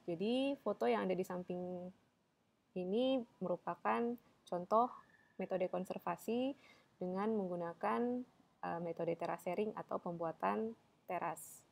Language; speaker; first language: Indonesian; native; Indonesian